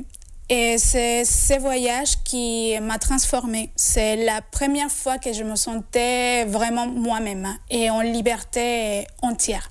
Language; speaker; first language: French; non-native, fluent; Spanish